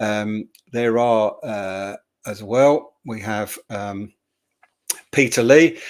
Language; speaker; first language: English; native; English